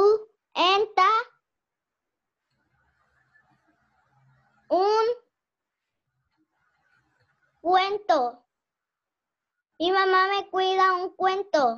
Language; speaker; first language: Spanish; native; Spanish